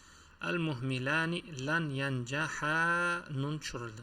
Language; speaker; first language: Arabic; non-native, fluent; Uzbek